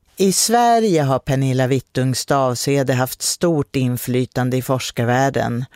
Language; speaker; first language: Swedish; native; Swedish